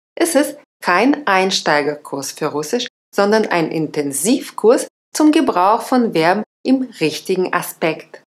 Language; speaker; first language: German; non-native, fluent; Russian